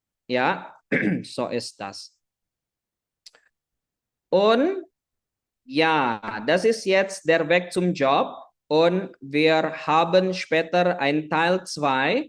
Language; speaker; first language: German; non-native, fluent; Indonesian